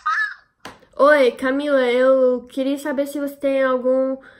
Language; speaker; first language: Portuguese; non-native, learner; English